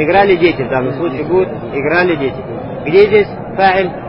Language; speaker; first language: Russian; native; Russian